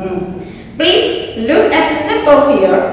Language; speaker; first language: English; non-native, learner; Indonesian